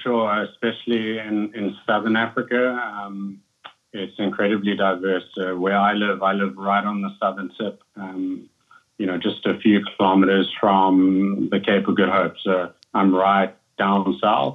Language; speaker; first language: English; native; English